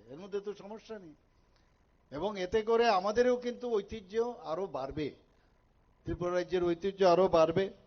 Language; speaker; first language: Bangla; native; Bangla